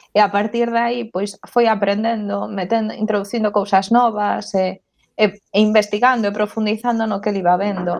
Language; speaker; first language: Galician; non-native, local second language; Spanish